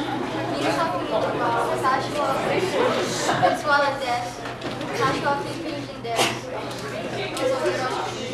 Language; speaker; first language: Japanese; non-native, learner; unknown